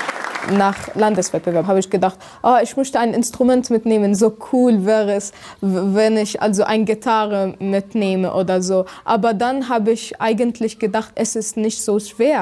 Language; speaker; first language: German; non-native, fluent; Arabic